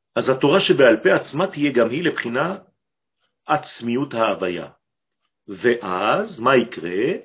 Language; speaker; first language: Hebrew; non-native, fluent; French